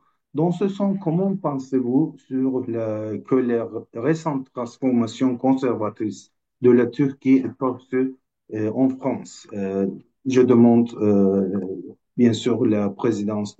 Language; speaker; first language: French; non-native, fluent; Turkish